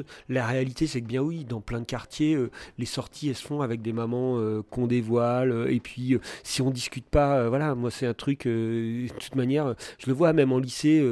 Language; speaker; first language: French; native; French